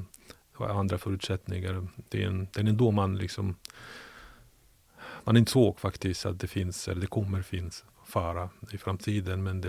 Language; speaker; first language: Swedish; non-native, fluent; Ukrainian